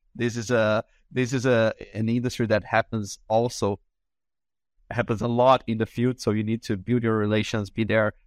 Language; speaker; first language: English; non-native, fluent; Portuguese